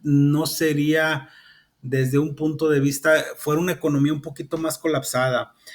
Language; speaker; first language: Spanish; native; Spanish